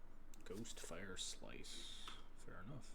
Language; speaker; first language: English; native; English